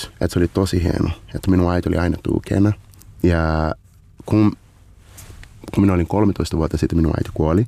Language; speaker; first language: Finnish; non-native, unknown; Portuguese